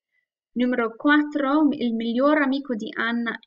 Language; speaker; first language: Italian; non-native, fluent; English